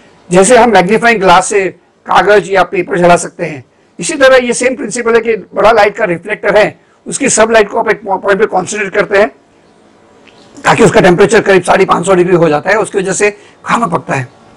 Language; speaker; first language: Hindi; non-native, fluent; Gujarati